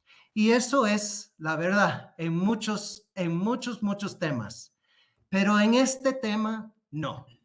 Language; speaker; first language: Spanish; non-native, fluent; English